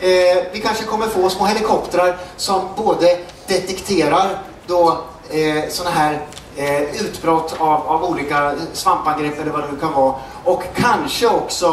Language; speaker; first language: Swedish; native; Swedish